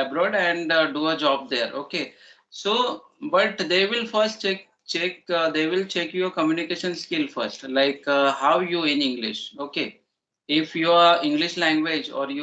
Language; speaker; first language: English; non-native, learner; Marathi